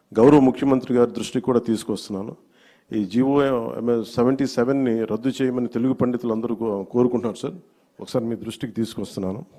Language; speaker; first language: Telugu; native; Telugu